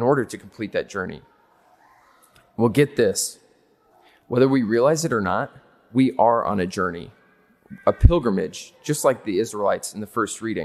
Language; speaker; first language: English; native; English